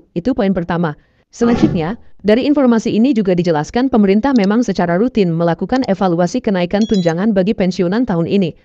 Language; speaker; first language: Indonesian; native; Indonesian